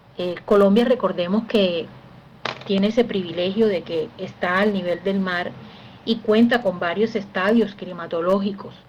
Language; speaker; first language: Spanish; native; Spanish